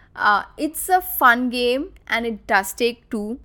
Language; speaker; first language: English; non-native, local second language; Marathi